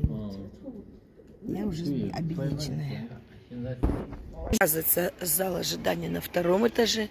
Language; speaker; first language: Russian; native; Russian